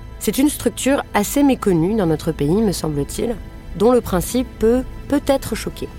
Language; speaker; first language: French; native; French